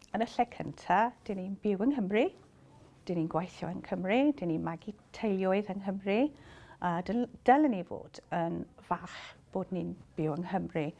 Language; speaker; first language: Welsh; non-native, local second language; English